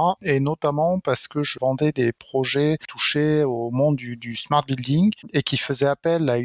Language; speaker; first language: French; native; French